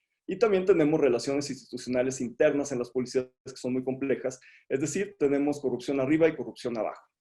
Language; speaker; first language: Spanish; native; Spanish